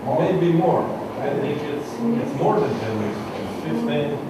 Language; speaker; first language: English; non-native, learner; Romanian